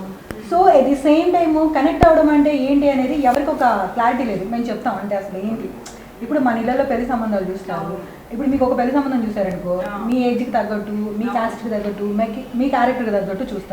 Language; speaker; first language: Telugu; native; Telugu